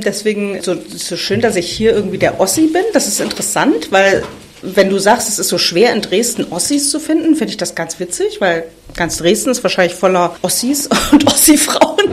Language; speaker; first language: German; native; German